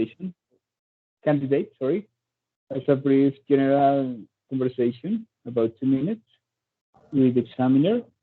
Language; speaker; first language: English; non-native, learner; Spanish